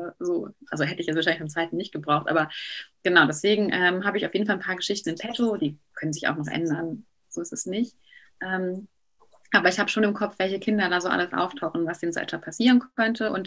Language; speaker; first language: German; native; German